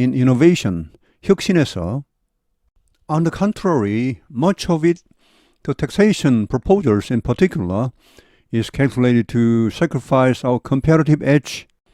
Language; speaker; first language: English; non-native, fluent; Korean